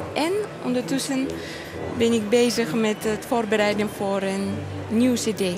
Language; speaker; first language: Dutch; non-native, fluent; Bulgarian